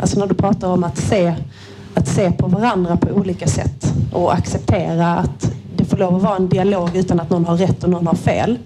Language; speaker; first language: Swedish; native; Swedish